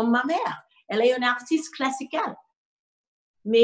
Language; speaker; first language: French; non-native, learner; English